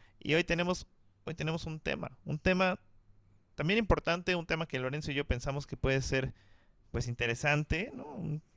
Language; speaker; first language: Spanish; native; Spanish